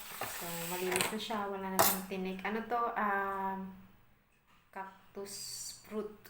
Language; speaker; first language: Filipino; native; Filipino